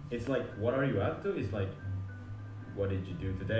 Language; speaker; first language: English; non-native, fluent; Indonesian